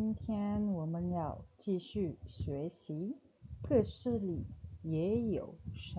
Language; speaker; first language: Chinese; non-native, fluent; Malay